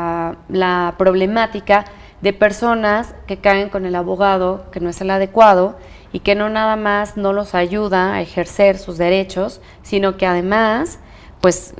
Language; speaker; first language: Spanish; native; Spanish